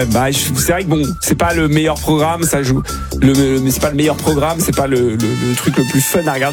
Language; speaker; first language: French; native; French